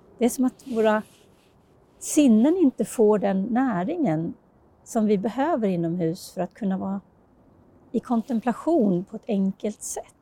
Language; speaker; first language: Swedish; native; Swedish